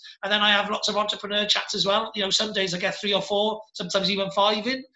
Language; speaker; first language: English; native; English